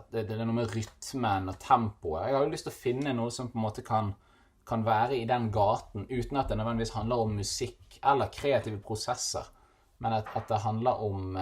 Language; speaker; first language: Norwegian; native; Norwegian